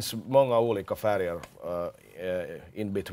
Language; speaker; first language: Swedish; non-native, local second language; Finnish